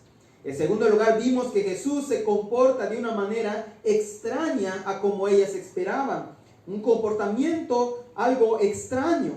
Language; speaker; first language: Spanish; native; Spanish